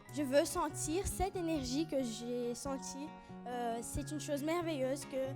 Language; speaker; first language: French; non-native, fluent; Portuguese